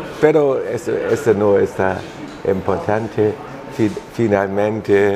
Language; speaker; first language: Spanish; non-native, fluent; German